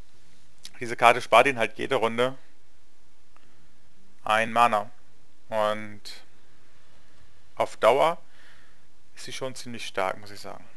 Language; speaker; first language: German; native; German